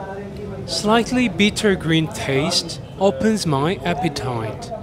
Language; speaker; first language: English; non-native, fluent; Korean